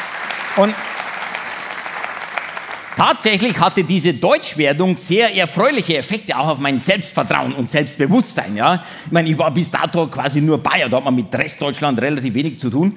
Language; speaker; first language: German; early bilingual, other home language; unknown